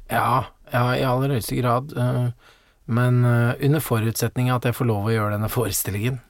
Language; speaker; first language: Norwegian; native; Norwegian